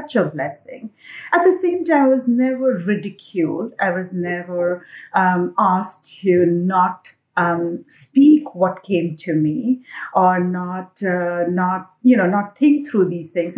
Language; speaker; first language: English; non-native, local second language; Assamese